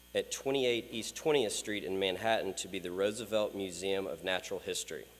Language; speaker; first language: English; native; English